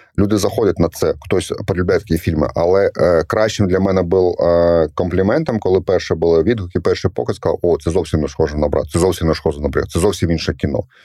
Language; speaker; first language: Ukrainian; non-native, local second language; Russian